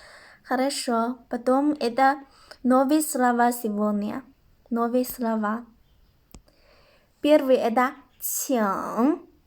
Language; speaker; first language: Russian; non-native, local second language; Kyrgyz